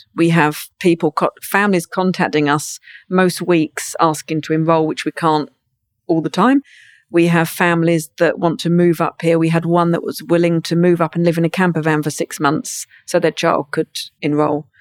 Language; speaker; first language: English; native; English